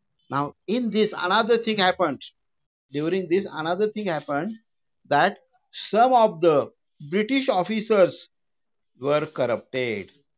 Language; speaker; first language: English; non-native, local second language; Marathi